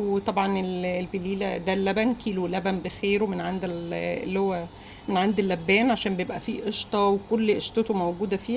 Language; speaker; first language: Arabic; native; Arabic